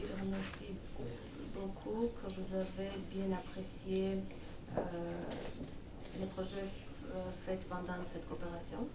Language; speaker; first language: French; non-native, fluent; Armenian